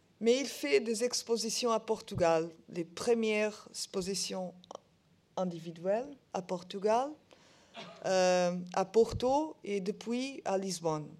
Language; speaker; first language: French; non-native, learner; Portuguese